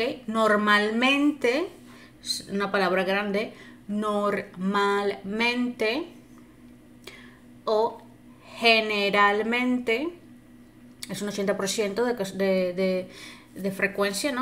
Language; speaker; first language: Spanish; non-native, fluent; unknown